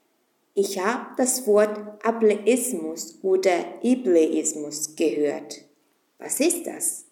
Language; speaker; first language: German; non-native, fluent; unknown